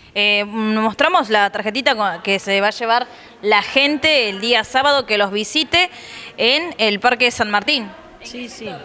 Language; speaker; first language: Spanish; native; Spanish